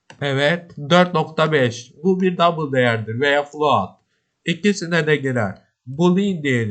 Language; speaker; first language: Turkish; native; Turkish